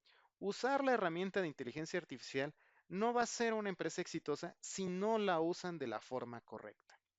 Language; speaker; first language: Spanish; native; Spanish